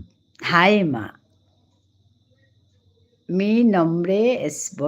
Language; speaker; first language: Spanish; non-native, learner; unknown